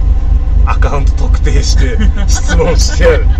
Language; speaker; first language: Japanese; native; Japanese